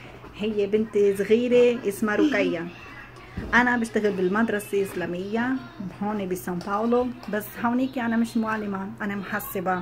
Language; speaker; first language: Arabic; non-native, learner; Portuguese